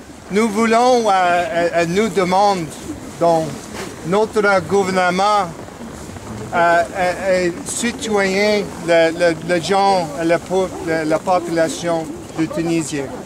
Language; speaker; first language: French; non-native, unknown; English